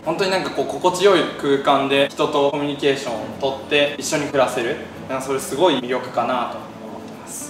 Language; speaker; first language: Japanese; native; Japanese